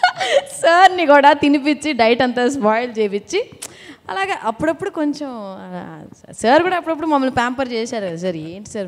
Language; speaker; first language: Telugu; native; Telugu